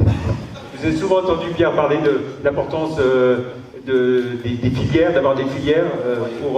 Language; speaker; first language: French; native; French